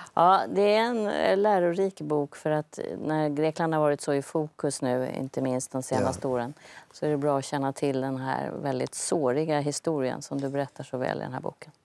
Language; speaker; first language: Swedish; native; Swedish